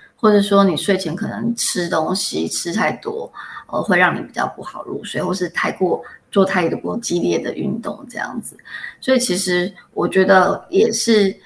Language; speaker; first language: Chinese; native; Chinese